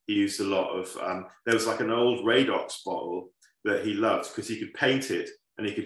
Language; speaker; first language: English; native; English